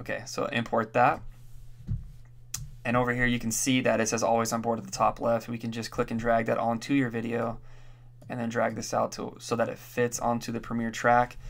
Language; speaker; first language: English; native; English